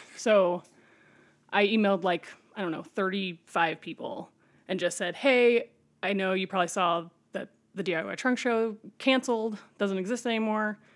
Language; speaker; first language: English; native; English